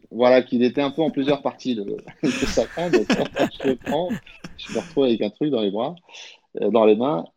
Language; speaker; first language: French; early bilingual, other home language; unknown